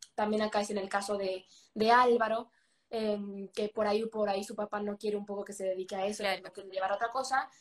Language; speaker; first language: Spanish; native; Spanish